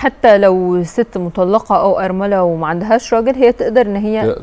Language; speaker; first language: Arabic; native; Arabic